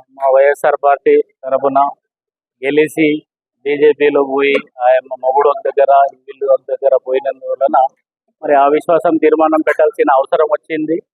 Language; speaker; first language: Telugu; non-native, local second language; Urdu